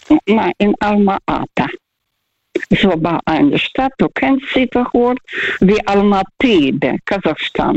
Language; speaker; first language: German; non-native, fluent; Russian